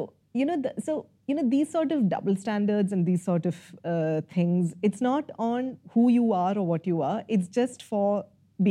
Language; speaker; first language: English; non-native, local second language; Malayalam